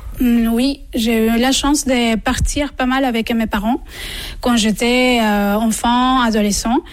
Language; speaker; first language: French; non-native, fluent; Spanish